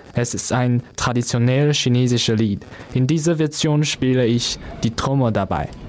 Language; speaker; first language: German; non-native, learner; Chinese